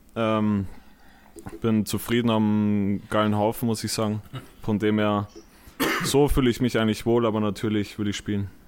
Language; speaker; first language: German; native; German